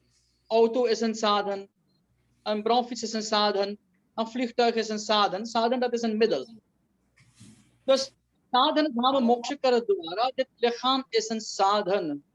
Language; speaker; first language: Dutch; non-native, local second language; Caribbean Hindustani